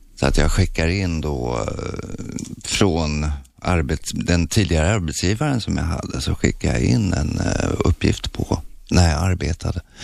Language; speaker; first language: Swedish; native; Swedish